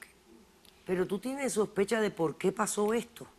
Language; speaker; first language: Spanish; native; Spanish